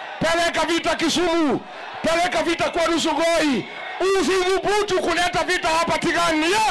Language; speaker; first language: Swahili; non-native, local second language; Kikuyu